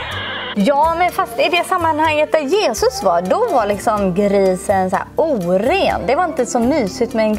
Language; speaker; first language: Swedish; native; Swedish